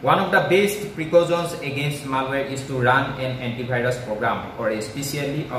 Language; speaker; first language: English; non-native, local second language; Assamese